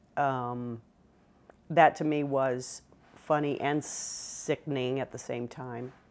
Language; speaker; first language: English; native; English